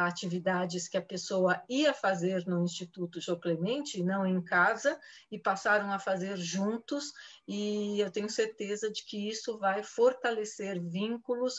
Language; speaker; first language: Portuguese; native; Portuguese